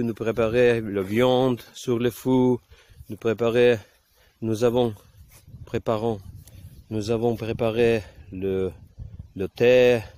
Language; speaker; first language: French; non-native, learner; Ukrainian